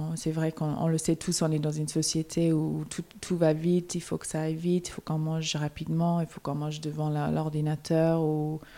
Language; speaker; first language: French; non-native, fluent; English